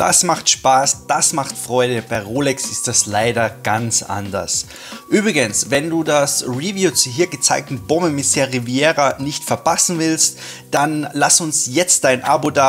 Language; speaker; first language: German; native; German